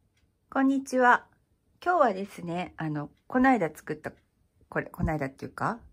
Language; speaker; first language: Japanese; native; Japanese